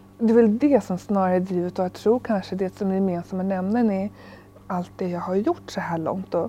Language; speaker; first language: Swedish; early bilingual, other home language; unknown